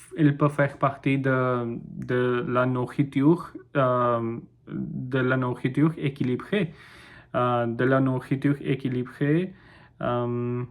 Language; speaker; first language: French; non-native, learner; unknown